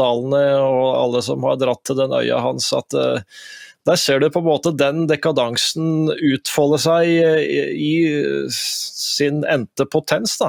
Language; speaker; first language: Norwegian; native; Norwegian